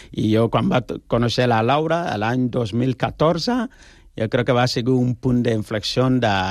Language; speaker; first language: Catalan; non-native, fluent; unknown